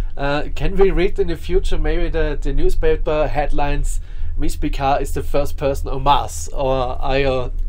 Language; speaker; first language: English; non-native, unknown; German